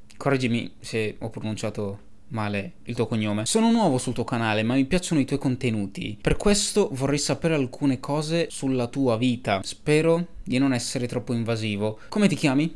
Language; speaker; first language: Italian; early bilingual, other home language; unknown